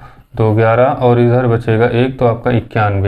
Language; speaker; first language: Hindi; native; Hindi